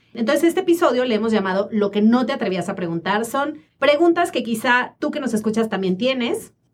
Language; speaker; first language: Spanish; native; Spanish